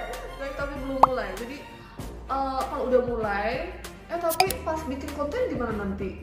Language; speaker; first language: Indonesian; non-native, fluent; Korean